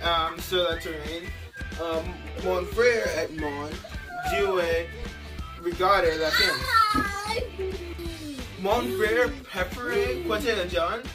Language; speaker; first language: French; non-native, learner; English